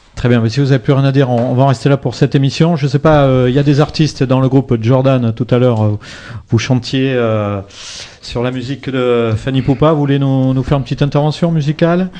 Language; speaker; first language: French; native; French